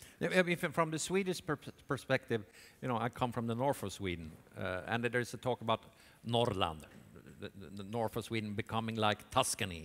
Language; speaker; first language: English; non-native, fluent; Swedish